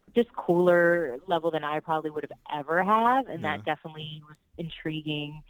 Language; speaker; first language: English; early bilingual, other home language; Spanish